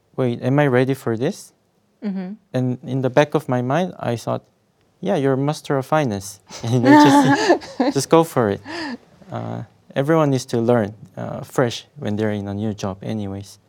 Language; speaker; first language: English; non-native, fluent; Korean